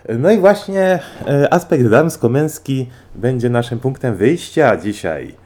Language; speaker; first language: Polish; native; Polish